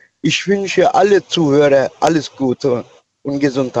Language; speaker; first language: German; non-native, fluent; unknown